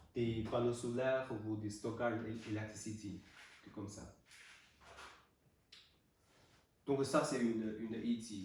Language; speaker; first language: French; non-native, learner; Chinese